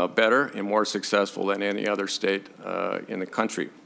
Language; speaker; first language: English; native; English